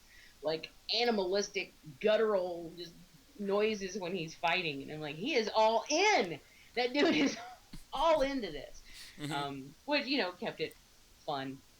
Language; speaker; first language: English; native; English